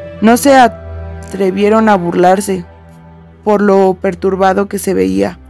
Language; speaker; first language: Spanish; native; Spanish